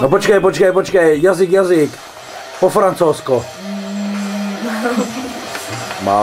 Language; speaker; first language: Czech; native; Czech